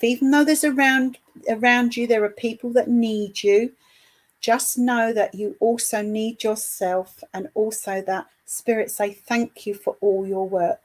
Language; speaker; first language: English; native; English